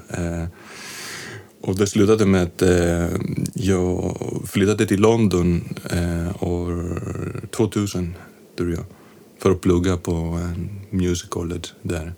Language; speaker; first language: Swedish; non-native, fluent; Greek